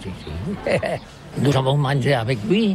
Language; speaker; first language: French; non-native, learner; Catalan